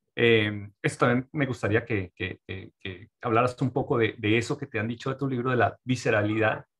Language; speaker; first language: Spanish; native; Spanish